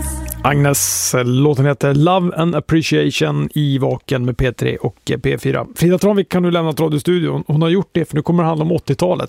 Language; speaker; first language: Swedish; native; Swedish